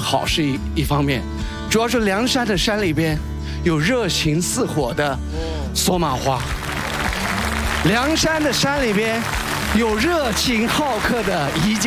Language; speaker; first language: Chinese; native; Chinese